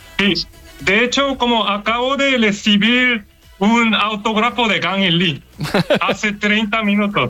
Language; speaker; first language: Spanish; non-native, learner; Korean